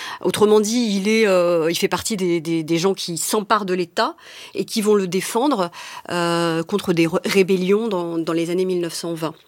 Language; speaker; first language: French; native; French